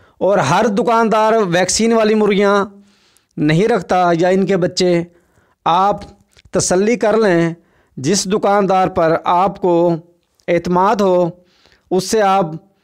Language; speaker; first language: Urdu; non-native, local second language; Saraiki